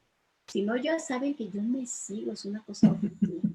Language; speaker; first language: Spanish; native; Spanish